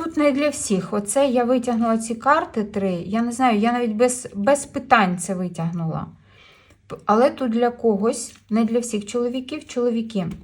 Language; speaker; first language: Ukrainian; non-native, local second language; Russian